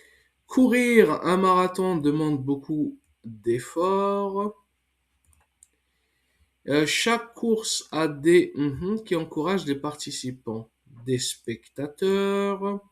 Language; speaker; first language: French; non-native, fluent; English